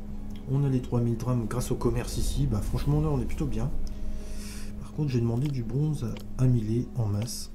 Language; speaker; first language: French; native; French